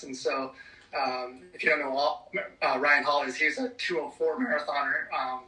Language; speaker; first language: English; native; English